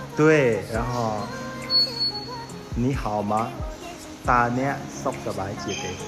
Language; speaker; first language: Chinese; non-native, learner; Khmer